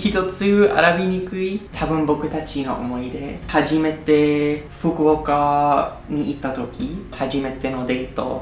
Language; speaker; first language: Japanese; non-native, learner; English